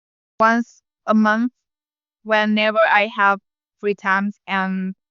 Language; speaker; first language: English; non-native, learner; Vietnamese